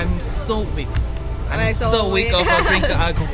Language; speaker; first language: English; non-native, learner; Korean